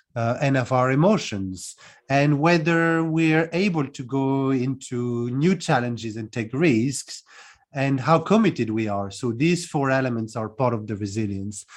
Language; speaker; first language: English; non-native, fluent; French